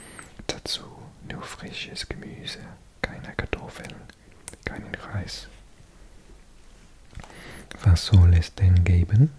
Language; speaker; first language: German; non-native, learner; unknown